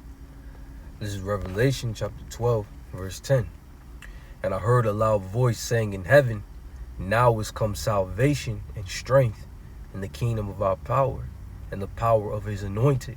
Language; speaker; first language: English; native; English